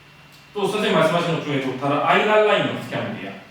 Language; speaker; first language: Korean; native; Korean